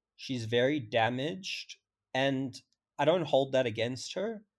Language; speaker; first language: English; native; English